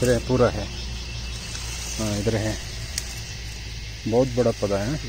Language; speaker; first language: Hindi; non-native, local second language; Telugu